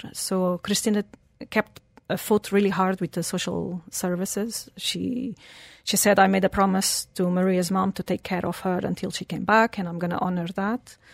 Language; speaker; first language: English; non-native, fluent; Portuguese